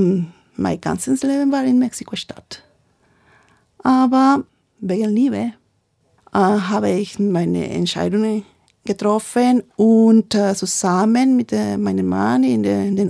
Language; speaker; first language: German; non-native, learner; Spanish